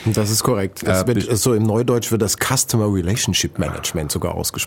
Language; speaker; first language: German; native; German